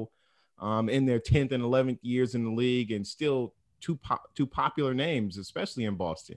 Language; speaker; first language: English; native; English